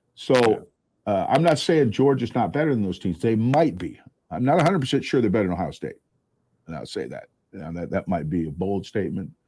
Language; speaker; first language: English; native; English